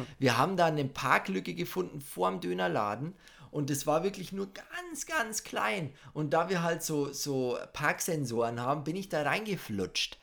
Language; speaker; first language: German; native; German